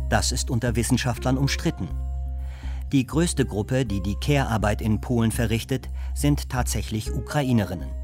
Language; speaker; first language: German; native; German